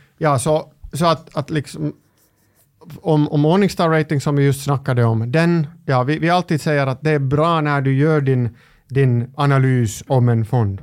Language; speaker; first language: Swedish; non-native, local second language; Finnish